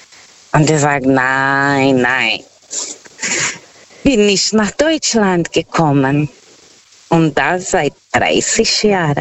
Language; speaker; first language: German; non-native, learner; Portuguese